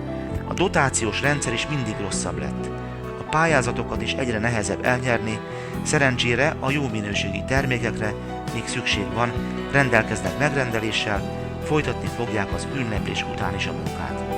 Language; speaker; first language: Hungarian; native; Hungarian